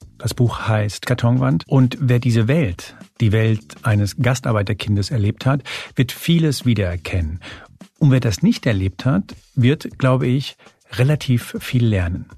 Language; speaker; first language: German; early bilingual, other home language; Spanish